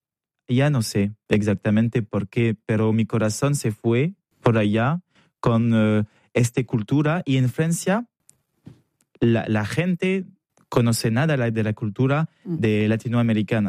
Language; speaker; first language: Spanish; non-native, learner; French